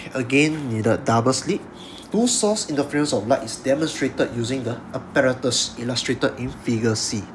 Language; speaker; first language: English; non-native, local second language; Chinese